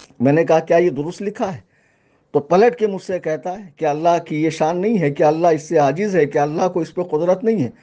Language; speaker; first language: Urdu; native; Urdu